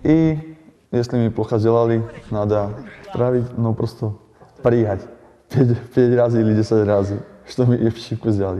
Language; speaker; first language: Russian; non-native, learner; Slovak